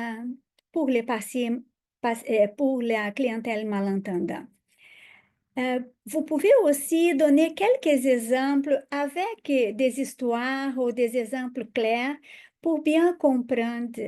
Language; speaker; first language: French; non-native, fluent; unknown